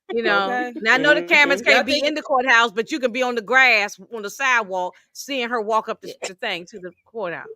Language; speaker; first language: English; native; English